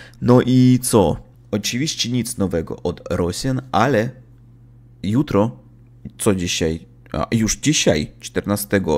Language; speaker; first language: Polish; non-native, learner; Russian